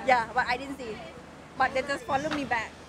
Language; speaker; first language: English; non-native, fluent; Thai